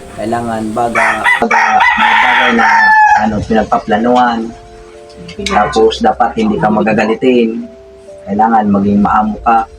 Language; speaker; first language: Filipino; non-native, local second language; Bikol